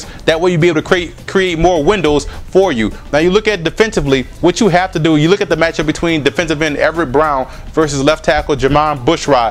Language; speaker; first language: English; native; English